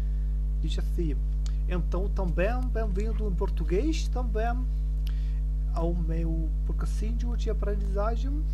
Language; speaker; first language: Portuguese; non-native, learner; German